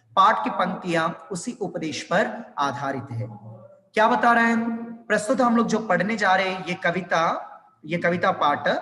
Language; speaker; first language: Hindi; non-native, local second language; Telugu